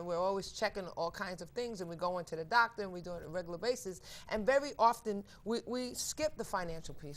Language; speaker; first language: English; native; English